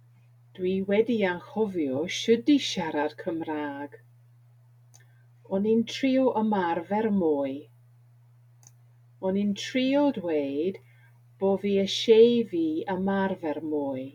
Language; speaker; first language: Welsh; non-native, learner; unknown